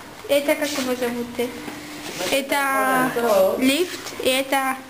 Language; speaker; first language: Russian; early bilingual, heritage; Russian